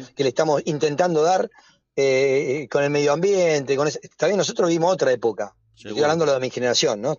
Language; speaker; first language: Spanish; native; Spanish